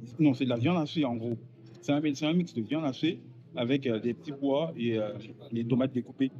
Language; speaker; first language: French; native; French